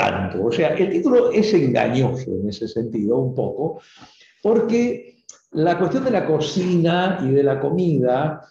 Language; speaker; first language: Spanish; native; Spanish